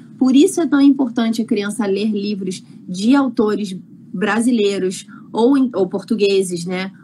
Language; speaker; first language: Portuguese; native; Portuguese